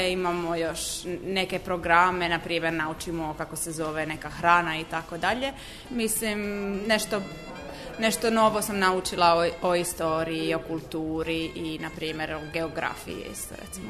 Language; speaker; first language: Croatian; non-native, fluent; German